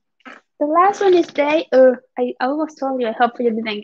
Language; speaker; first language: English; non-native, fluent; Spanish